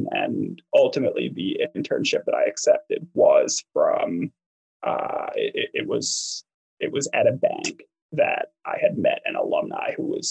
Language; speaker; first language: English; native; English